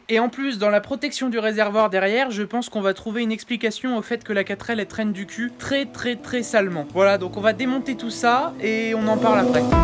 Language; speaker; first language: French; native; French